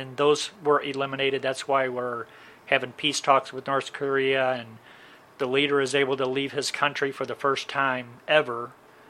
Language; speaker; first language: English; native; English